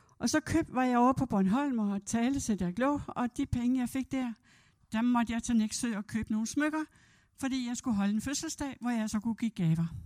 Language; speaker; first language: Danish; native; Danish